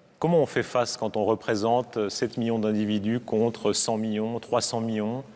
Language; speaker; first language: French; native; French